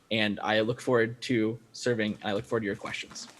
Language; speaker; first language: English; native; English